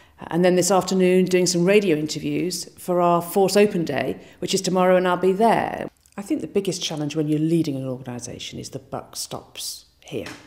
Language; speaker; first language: English; native; English